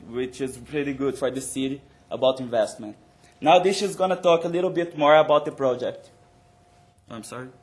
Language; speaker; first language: English; non-native, fluent; Portuguese